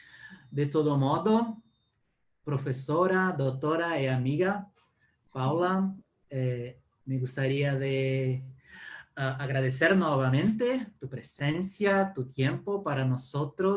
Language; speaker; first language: Spanish; non-native, fluent; Portuguese